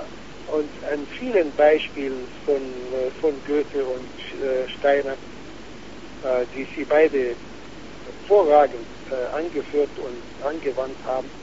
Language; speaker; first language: German; non-native, fluent; Arabic